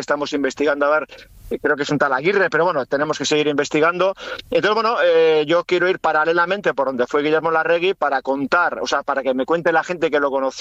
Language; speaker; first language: Spanish; native; Spanish